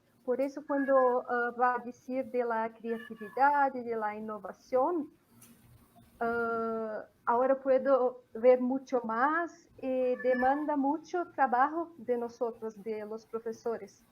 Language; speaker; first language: Spanish; non-native, fluent; Portuguese